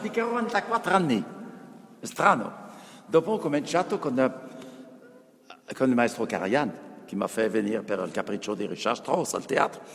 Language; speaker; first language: Italian; non-native, fluent; French